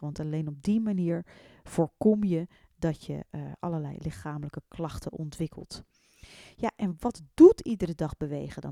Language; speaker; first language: Dutch; native; Dutch